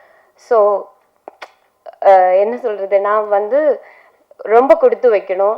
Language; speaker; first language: Tamil; non-native, learner; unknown